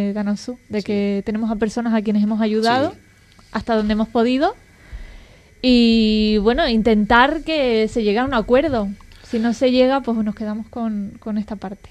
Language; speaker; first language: Spanish; native; Spanish